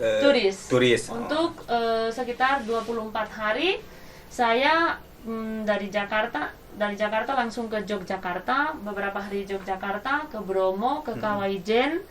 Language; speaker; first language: Indonesian; non-native, fluent; Spanish